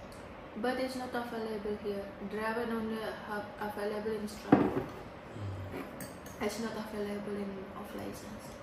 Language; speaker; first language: English; non-native, learner; Indonesian